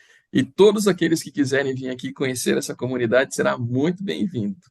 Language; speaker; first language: Portuguese; native; Portuguese